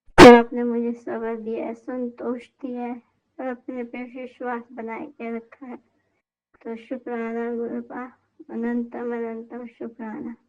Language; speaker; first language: Hindi; native; Hindi